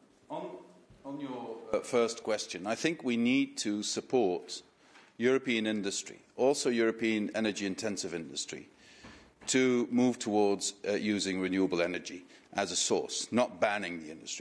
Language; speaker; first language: English; non-native, fluent; Dutch